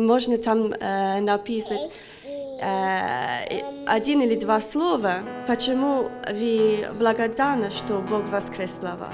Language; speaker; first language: Russian; non-native, local second language; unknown